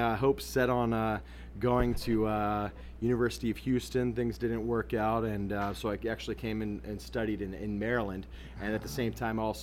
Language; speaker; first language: English; native; English